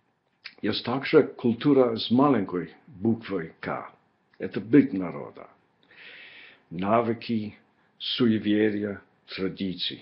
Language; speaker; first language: Russian; non-native, fluent; English